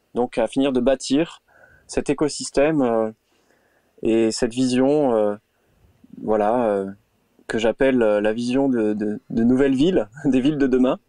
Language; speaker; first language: French; native; French